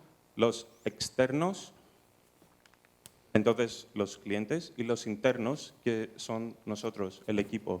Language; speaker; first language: Spanish; non-native, fluent; Greek